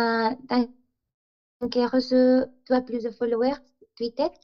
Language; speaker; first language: French; non-native, learner; Spanish